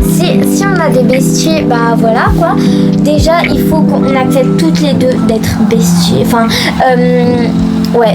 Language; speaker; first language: French; native; French